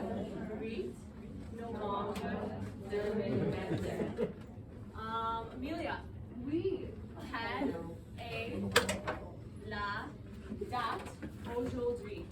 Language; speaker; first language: French; non-native, local second language; English